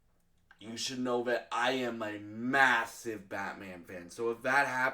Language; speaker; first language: English; native; English